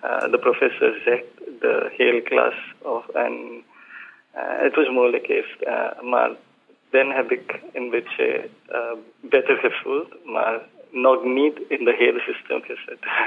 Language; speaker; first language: Dutch; non-native, learner; Malayalam